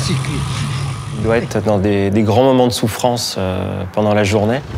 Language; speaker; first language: French; native; French